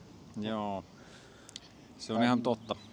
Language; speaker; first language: Finnish; native; Finnish